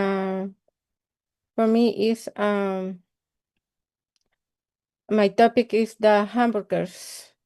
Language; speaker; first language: English; non-native, learner; Spanish